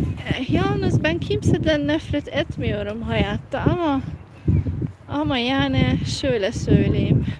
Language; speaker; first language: Turkish; non-native, fluent; Hungarian